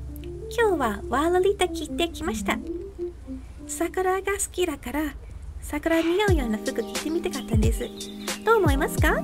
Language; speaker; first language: Japanese; non-native, fluent; English